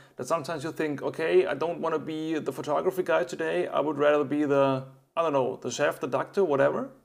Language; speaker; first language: English; non-native, fluent; German